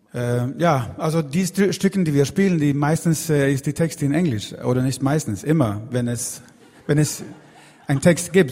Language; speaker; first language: German; non-native, fluent; Swedish